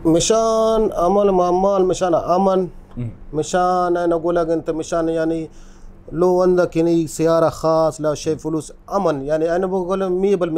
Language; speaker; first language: Arabic; non-native, learner; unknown